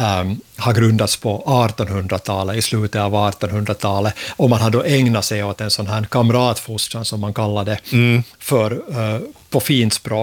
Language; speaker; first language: Swedish; native; Swedish